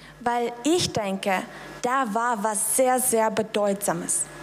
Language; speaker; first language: German; non-native, fluent; Russian